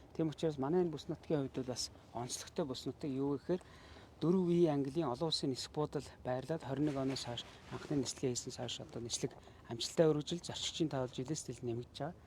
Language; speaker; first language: Mongolian; native; Mongolian